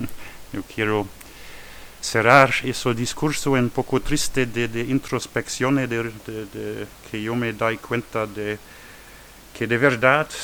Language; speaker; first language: Spanish; non-native, learner; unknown